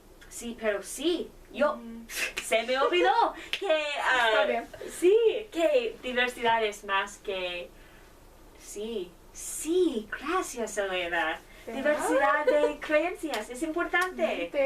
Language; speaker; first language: Spanish; non-native, learner; English